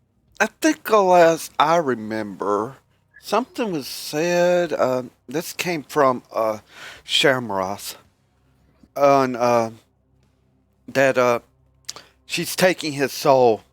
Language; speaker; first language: English; native; English